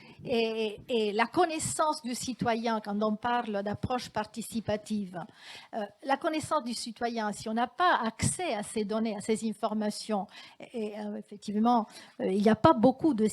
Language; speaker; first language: French; non-native, fluent; Italian